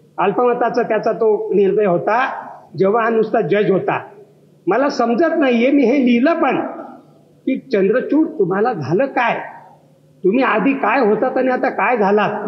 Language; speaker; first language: Marathi; native; Marathi